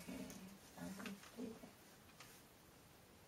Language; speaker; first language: German; non-native, fluent; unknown